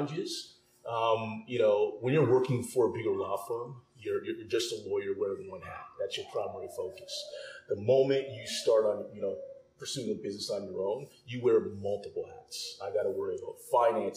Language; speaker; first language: English; native; English